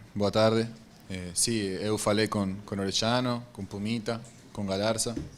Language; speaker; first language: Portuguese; non-native, learner; Spanish